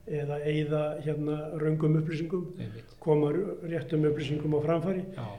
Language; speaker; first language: Icelandic; native; Icelandic